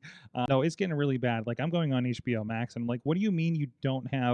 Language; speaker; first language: English; native; English